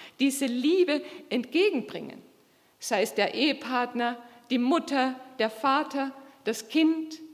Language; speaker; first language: German; native; German